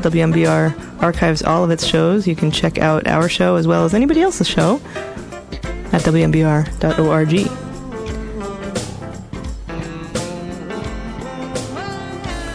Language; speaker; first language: English; native; English